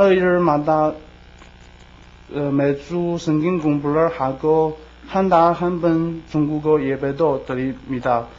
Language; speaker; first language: Korean; non-native, learner; Chinese